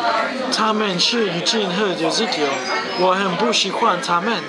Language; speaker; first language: Chinese; non-native, learner; English